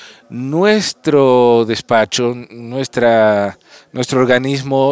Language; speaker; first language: Spanish; non-native, fluent; English